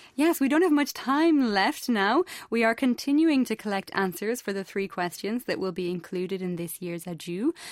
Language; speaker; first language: English; native; English